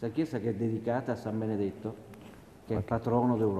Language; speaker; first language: Italian; native; Italian